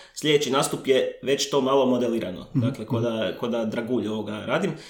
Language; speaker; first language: Croatian; native; Croatian